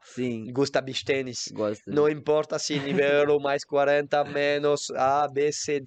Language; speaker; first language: Portuguese; non-native, learner; French